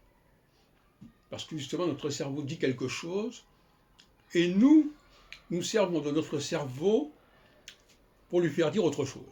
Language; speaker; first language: French; native; French